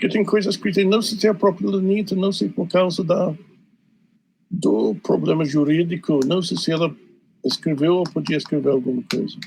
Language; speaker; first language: Portuguese; non-native, fluent; English